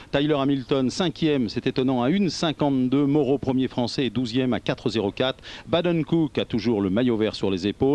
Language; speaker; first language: French; native; French